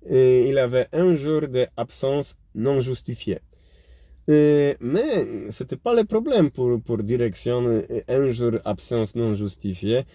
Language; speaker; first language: French; non-native, learner; Polish